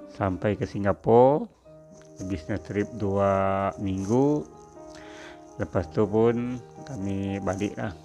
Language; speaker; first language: Malay; non-native, local second language; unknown